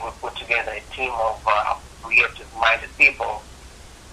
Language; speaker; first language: English; non-native, local second language; Ganda